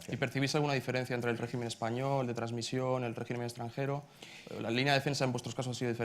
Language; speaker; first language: Spanish; native; Spanish